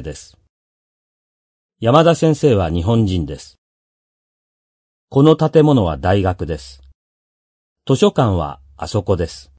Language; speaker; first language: Japanese; non-native, learner; Russian